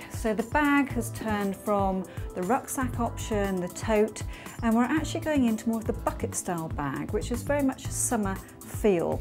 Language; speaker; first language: English; native; English